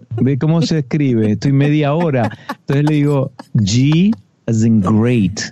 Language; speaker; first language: Spanish; native; Spanish